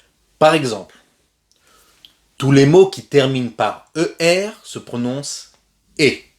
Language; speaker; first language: French; non-native, fluent; Spanish